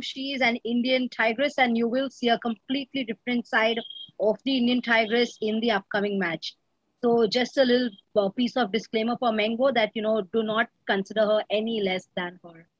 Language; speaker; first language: English; non-native, local second language; Hindi